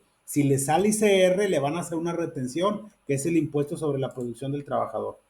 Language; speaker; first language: Spanish; native; Spanish